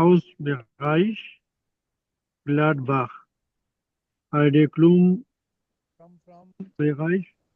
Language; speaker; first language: German; non-native, learner; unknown